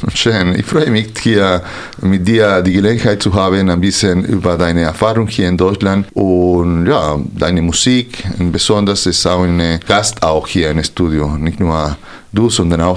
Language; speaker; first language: German; non-native, fluent; Spanish